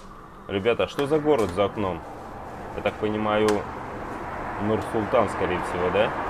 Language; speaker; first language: Russian; native; Russian